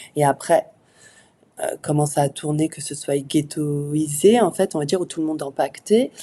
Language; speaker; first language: French; early bilingual, other home language; Arabic